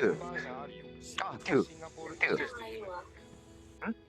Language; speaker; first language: Japanese; native; Japanese